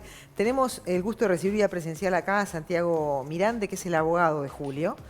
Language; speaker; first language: Spanish; native; Spanish